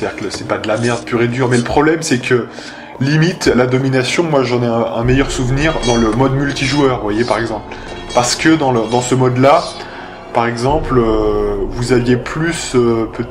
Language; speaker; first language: French; native; French